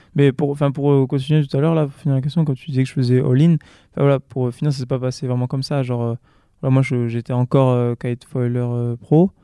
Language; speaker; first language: French; native; French